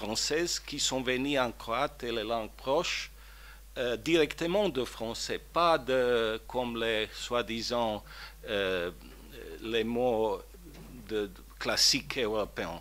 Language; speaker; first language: French; non-native, fluent; Croatian